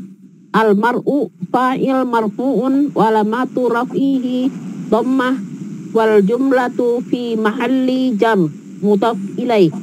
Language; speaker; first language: Arabic; non-native, learner; Indonesian